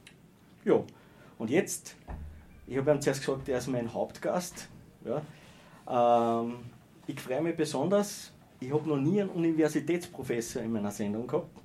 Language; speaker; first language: German; native; German